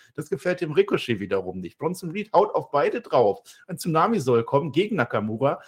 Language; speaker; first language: German; native; German